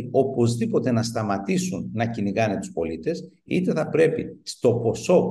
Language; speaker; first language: Greek; native; Greek